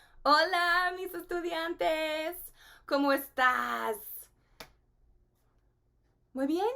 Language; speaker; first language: Spanish; non-native, learner; English